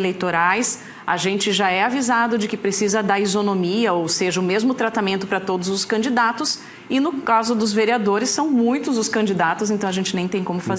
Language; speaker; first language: Portuguese; native; Portuguese